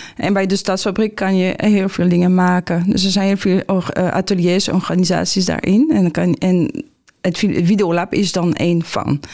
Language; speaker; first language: Dutch; non-native, fluent; French